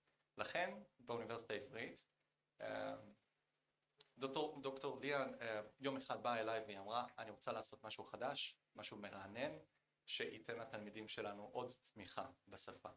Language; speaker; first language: Hebrew; non-native, fluent; Korean